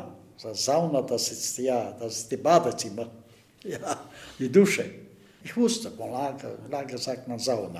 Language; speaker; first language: German; non-native, fluent; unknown